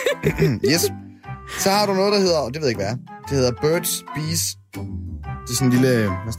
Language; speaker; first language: Danish; native; Danish